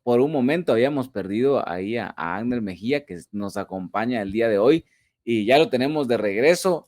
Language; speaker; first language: Spanish; native; Spanish